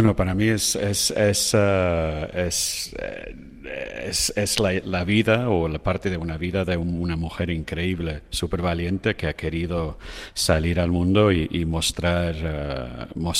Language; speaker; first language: Spanish; non-native, fluent; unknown